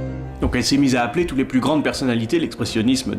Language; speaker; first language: French; native; French